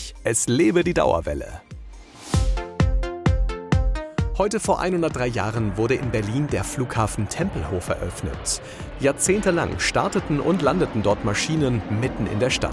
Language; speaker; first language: German; native; German